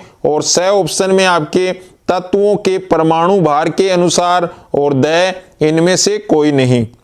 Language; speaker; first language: Hindi; native; Hindi